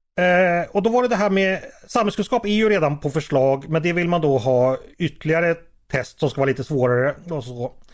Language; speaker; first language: Swedish; native; Swedish